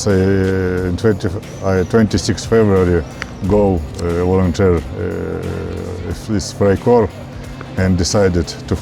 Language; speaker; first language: English; non-native, learner; Ukrainian